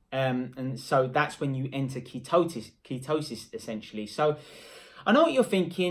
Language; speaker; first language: English; native; English